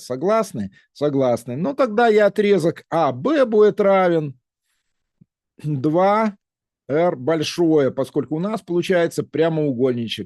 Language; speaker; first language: Russian; native; Russian